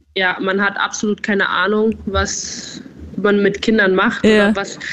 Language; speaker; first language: German; native; German